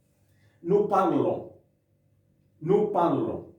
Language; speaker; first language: French; non-native, fluent; Indonesian